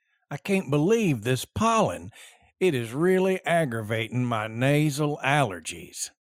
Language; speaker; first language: English; early bilingual, other home language; Spanish